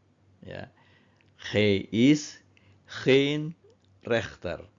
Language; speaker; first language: Dutch; non-native, fluent; Indonesian